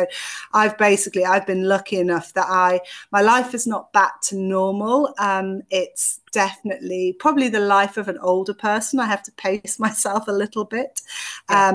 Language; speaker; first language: English; native; English